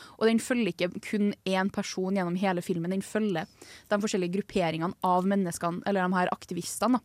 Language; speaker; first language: Norwegian; native; Norwegian